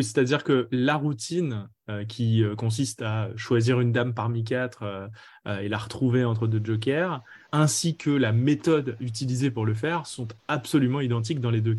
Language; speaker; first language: French; native; French